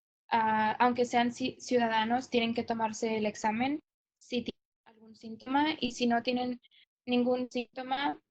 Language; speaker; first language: Spanish; non-native, fluent; English